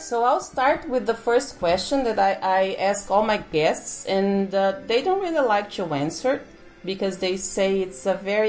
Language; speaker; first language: English; non-native, fluent; Portuguese